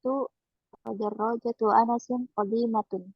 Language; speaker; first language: Arabic; non-native, learner; Indonesian